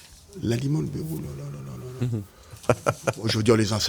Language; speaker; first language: French; native; French